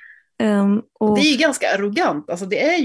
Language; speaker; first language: Swedish; native; Swedish